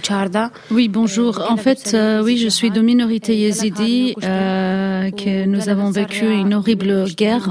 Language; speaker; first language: French; non-native, fluent; Kurdish